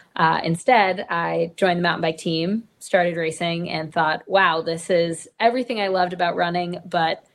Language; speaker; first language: English; native; English